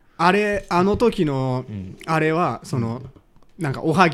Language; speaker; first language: Japanese; native; Japanese